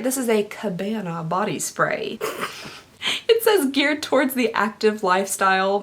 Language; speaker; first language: English; native; English